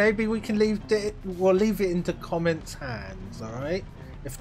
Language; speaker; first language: English; native; English